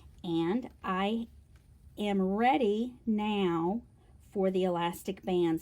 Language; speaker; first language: English; native; English